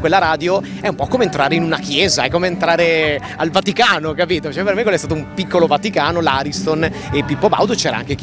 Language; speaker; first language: Italian; native; Italian